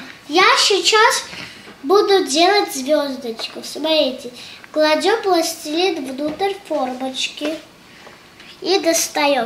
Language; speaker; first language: Russian; early bilingual, heritage; Russian